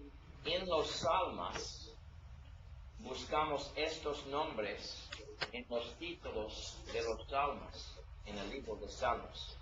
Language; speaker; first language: Spanish; non-native, learner; English